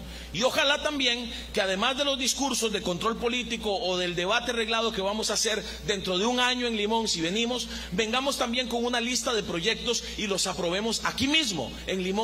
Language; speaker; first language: Spanish; native; Spanish